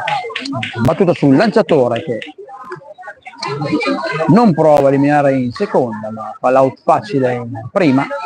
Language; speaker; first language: Italian; native; Italian